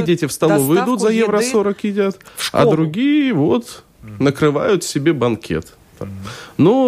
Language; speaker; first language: Russian; native; Russian